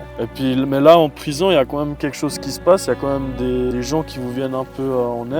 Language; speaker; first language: French; native; French